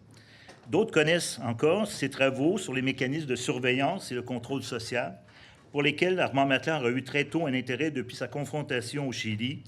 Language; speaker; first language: French; native; French